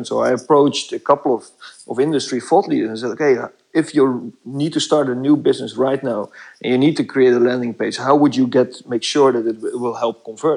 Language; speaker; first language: English; non-native, fluent; Dutch